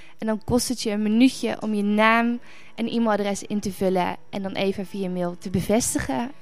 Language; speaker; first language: Dutch; native; Dutch